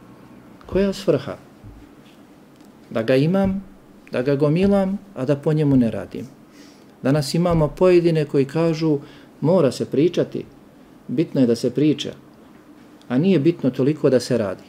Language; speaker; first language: Serbian; native; Serbian